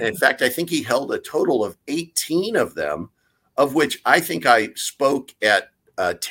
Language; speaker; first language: English; native; English